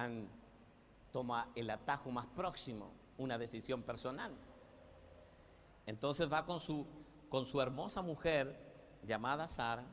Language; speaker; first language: Spanish; native; Spanish